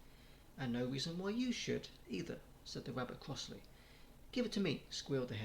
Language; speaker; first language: English; native; English